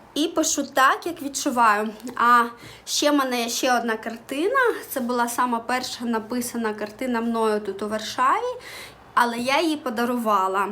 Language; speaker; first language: Ukrainian; non-native, local second language; Russian